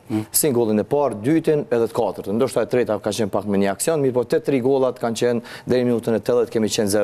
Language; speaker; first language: Albanian; native; Albanian